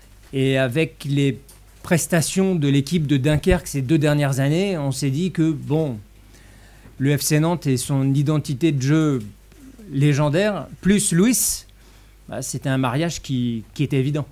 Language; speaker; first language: French; native; French